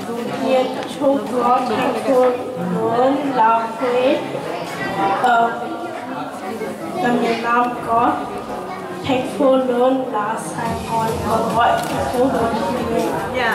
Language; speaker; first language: Vietnamese; early bilingual, heritage; Vietnamese